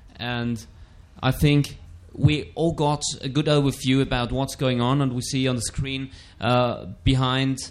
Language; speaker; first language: English; non-native, fluent; German